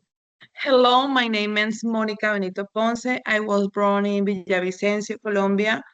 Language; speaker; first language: English; non-native, learner; Spanish